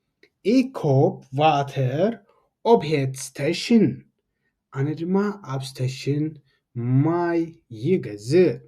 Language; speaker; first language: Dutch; non-native, fluent; Tigrinya